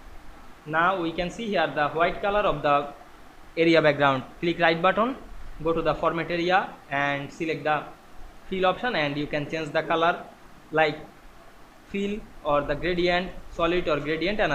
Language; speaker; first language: English; non-native, learner; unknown